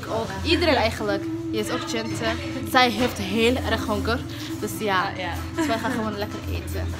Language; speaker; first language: Dutch; non-native, learner; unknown